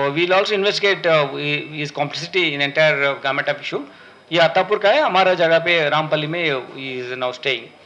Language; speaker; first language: Hindi; non-native, local second language; Telugu